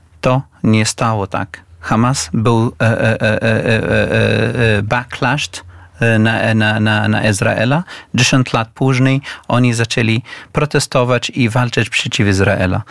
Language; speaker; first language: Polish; non-native, fluent; Arabic